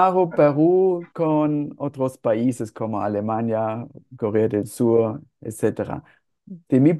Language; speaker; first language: Spanish; non-native, fluent; German